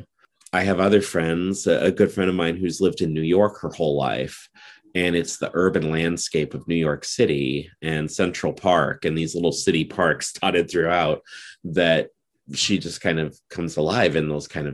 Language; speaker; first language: English; native; English